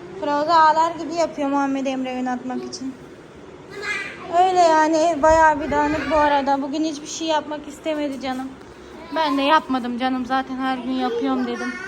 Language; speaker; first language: Turkish; non-native, fluent; Urdu